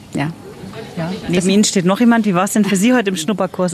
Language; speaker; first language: German; native; German